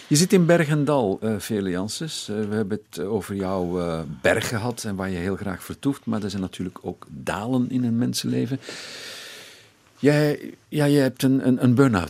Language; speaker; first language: Dutch; native; Dutch